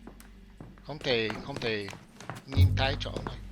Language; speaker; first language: Vietnamese; non-native, learner; English